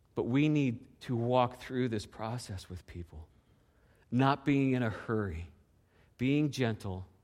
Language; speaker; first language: English; native; English